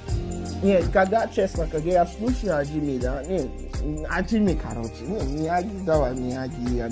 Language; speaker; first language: Russian; non-native, learner; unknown